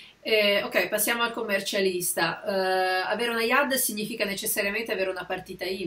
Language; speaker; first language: Italian; native; Italian